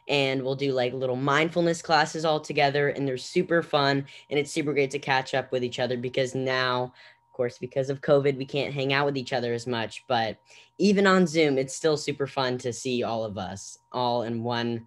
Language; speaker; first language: English; native; English